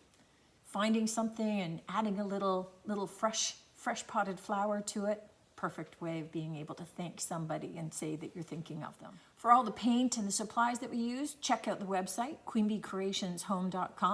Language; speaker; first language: English; native; English